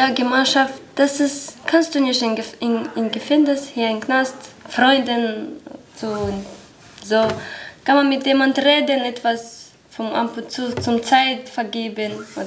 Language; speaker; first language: German; non-native, learner; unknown